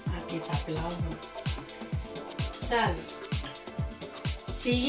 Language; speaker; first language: Spanish; native; Spanish